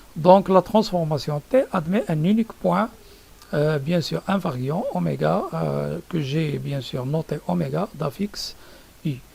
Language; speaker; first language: French; non-native, local second language; Arabic